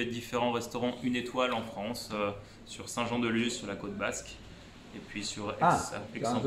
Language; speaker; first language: French; native; French